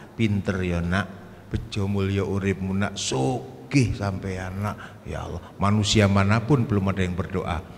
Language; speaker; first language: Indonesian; non-native, local second language; Javanese